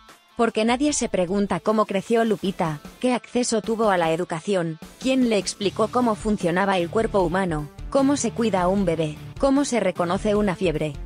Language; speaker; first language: Spanish; native; Spanish